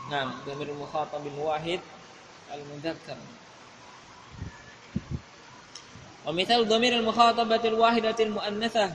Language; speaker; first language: Arabic; non-native, fluent; Indonesian